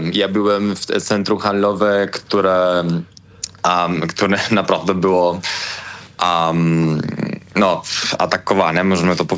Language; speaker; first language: Polish; non-native, learner; Spanish